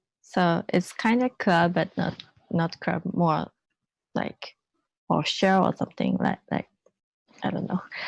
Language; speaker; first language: English; non-native, learner; Japanese